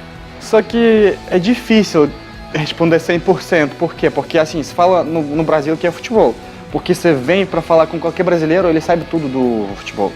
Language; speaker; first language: Portuguese; non-native, fluent; Russian